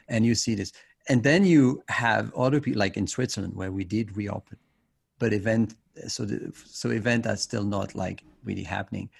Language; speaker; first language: English; non-native, fluent; French